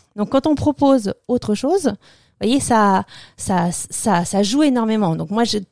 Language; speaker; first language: French; early bilingual, other home language; Russian